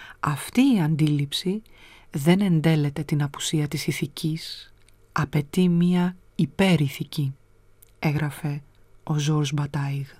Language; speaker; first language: Greek; native; Greek